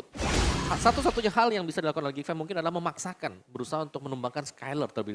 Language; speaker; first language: Indonesian; native; Indonesian